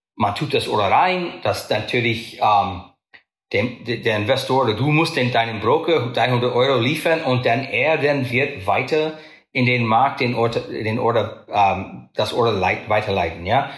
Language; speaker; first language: German; non-native, fluent; English